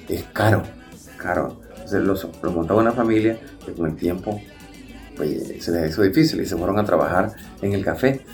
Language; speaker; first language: Spanish; native; Spanish